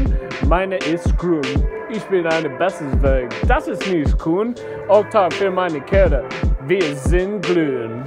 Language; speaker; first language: German; non-native, learner; English